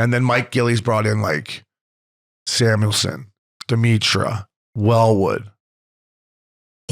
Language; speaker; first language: English; native; English